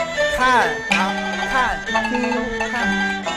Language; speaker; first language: Chinese; non-native, fluent; English